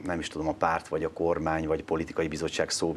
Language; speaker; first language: Hungarian; native; Hungarian